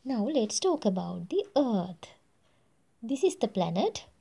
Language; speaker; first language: English; non-native, local second language; Sinhala